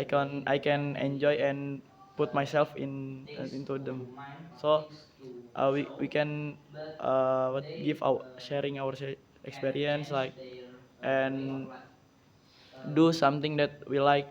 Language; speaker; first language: English; non-native, learner; Indonesian